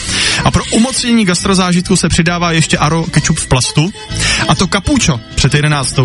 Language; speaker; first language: Czech; native; Czech